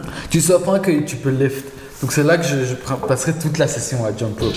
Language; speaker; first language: French; non-native, local second language; Arabic